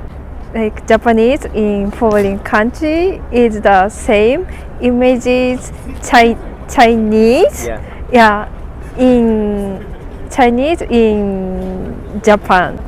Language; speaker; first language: English; non-native, learner; Japanese